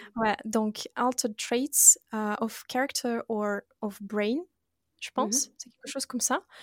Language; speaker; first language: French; non-native, fluent; Russian